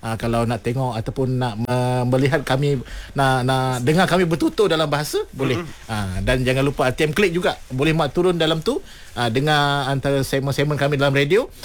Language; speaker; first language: Malay; non-native, local second language; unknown